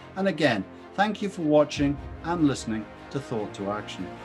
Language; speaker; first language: English; native; English